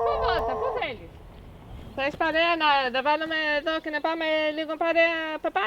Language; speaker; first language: Greek; non-native, fluent; English